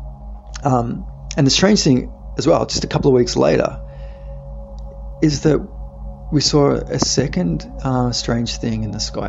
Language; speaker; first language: English; native; English